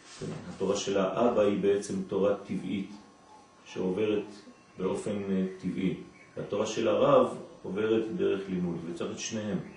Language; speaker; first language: Hebrew; non-native, fluent; French